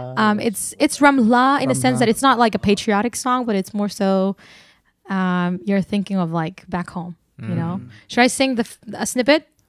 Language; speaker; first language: English; early bilingual, other home language; Burmese